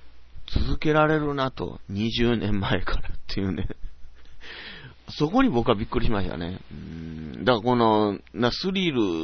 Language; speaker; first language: Japanese; native; Japanese